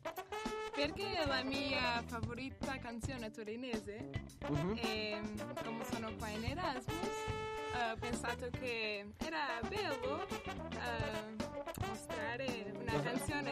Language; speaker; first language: Italian; non-native, learner; Portuguese